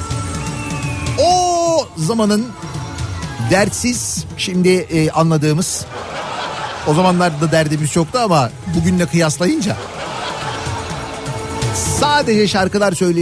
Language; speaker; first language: Turkish; native; Turkish